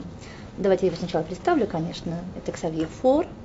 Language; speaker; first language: Russian; native; Russian